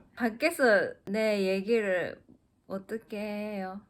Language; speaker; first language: Korean; non-native, fluent; Japanese